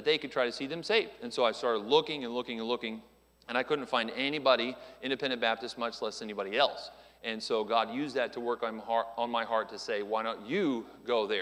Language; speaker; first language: English; native; English